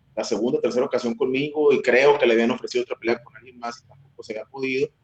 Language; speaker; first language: Spanish; native; Spanish